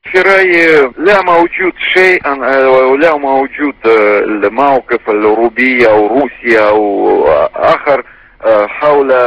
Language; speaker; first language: Arabic; non-native, fluent; Russian